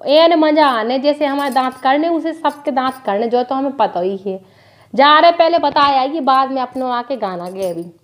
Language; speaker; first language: Hindi; native; Hindi